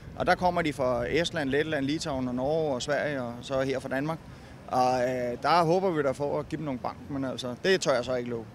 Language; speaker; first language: Danish; native; Danish